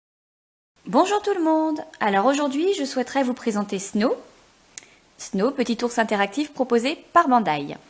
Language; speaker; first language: French; native; French